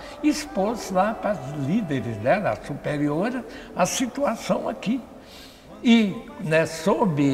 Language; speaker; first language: Portuguese; native; Portuguese